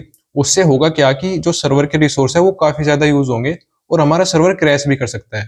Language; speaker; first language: Hindi; native; Hindi